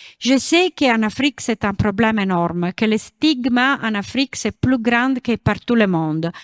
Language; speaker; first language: French; non-native, learner; Italian